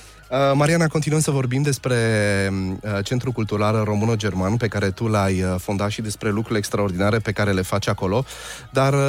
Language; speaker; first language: Romanian; native; Romanian